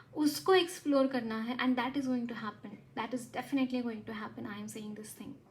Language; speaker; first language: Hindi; non-native, local second language; Marathi